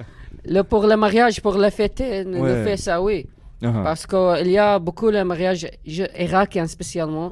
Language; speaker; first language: French; non-native, learner; Arabic